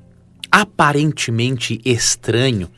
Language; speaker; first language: Portuguese; native; Portuguese